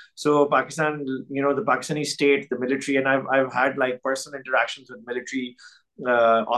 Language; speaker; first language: English; non-native, local second language; Urdu